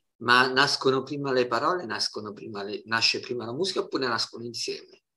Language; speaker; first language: Italian; native; Italian